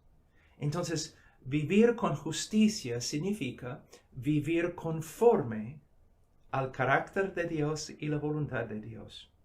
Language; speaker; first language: Spanish; non-native, fluent; English